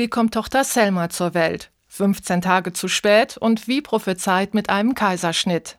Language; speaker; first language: German; native; German